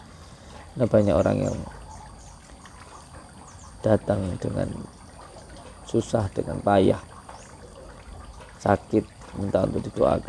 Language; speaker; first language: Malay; non-native, local second language; Javanese